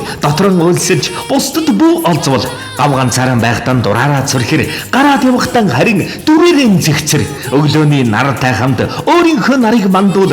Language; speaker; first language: Mongolian; native; Mongolian